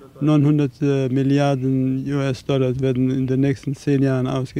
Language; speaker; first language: German; non-native, fluent; Arabic